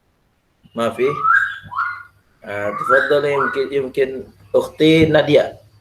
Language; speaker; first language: Arabic; non-native, fluent; Indonesian